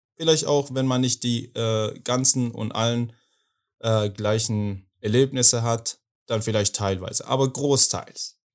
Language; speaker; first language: German; non-native, fluent; Persian